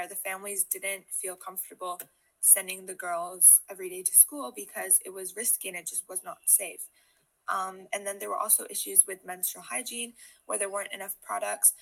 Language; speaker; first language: English; non-native, local second language; Hindi